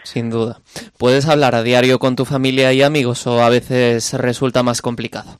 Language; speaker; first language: Spanish; native; Spanish